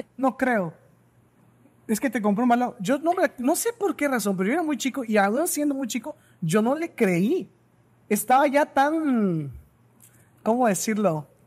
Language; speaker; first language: Spanish; native; Spanish